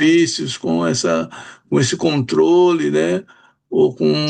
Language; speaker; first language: Portuguese; native; Portuguese